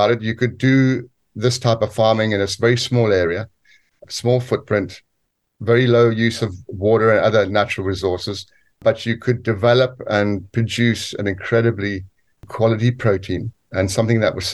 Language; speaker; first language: English; native; English